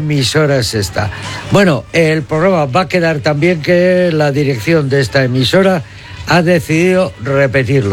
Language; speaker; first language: Spanish; native; Spanish